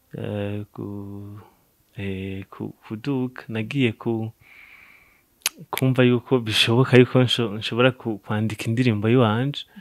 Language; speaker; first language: Rundi; native; Rundi